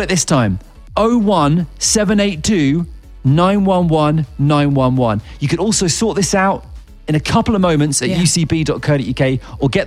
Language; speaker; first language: English; native; English